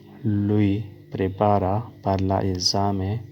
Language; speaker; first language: Italian; non-native, learner; Urdu